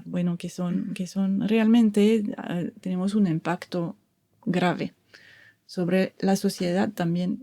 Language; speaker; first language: Spanish; non-native, fluent; French